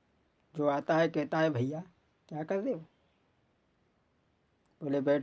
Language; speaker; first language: Hindi; native; Hindi